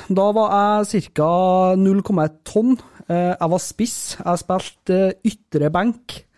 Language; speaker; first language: Norwegian; native; Norwegian